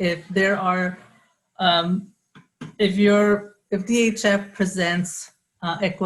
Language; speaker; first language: English; native; English